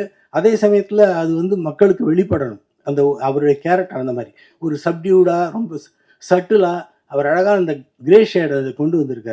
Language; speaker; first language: Tamil; native; Tamil